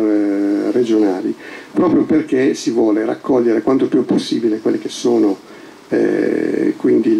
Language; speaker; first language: Italian; native; Italian